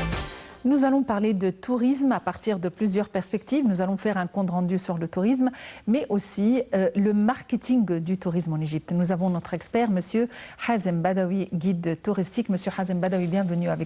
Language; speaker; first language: French; non-native, local second language; Arabic